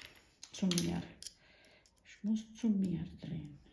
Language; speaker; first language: German; non-native, fluent; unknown